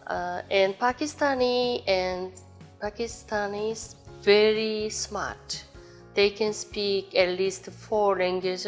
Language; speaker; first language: English; non-native, learner; Korean